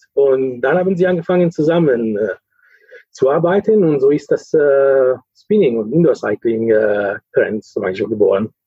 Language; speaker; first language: German; non-native, fluent; Italian